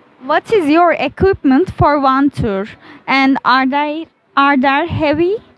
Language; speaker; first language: English; non-native, learner; Turkish